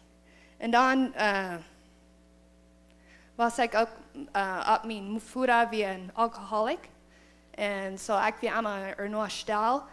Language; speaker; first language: German; non-native, learner; Plautdietsch